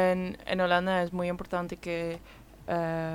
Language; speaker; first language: Spanish; non-native, learner; Dutch